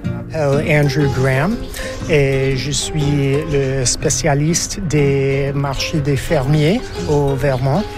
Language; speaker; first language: French; non-native, fluent; English